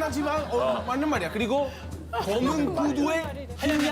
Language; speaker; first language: Korean; non-native, fluent; Italian